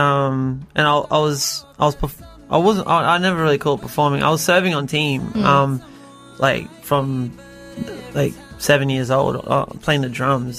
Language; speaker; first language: English; native; English